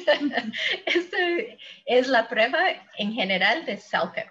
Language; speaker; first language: Spanish; early bilingual, heritage; Spanish